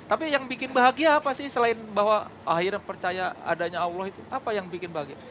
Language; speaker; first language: Indonesian; native; Indonesian